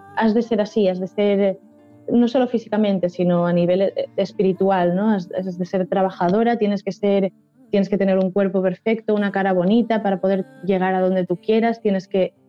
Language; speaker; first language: Spanish; non-native, local second language; Catalan